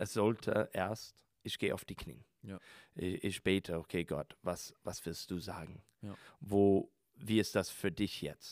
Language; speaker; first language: German; non-native, learner; English